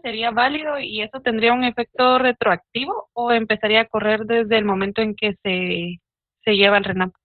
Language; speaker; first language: Spanish; native; Spanish